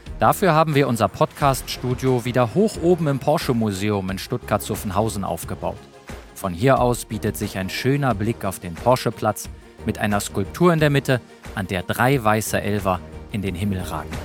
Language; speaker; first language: German; native; German